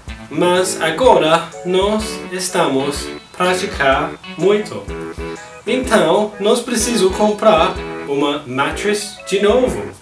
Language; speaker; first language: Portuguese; non-native, learner; English